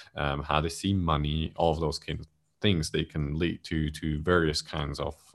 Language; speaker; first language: English; non-native, fluent; German